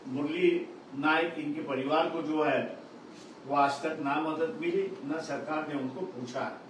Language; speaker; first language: Hindi; non-native, local second language; Marathi